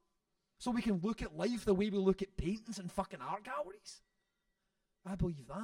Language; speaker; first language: English; native; English